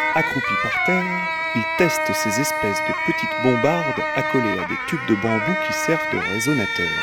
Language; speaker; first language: French; native; French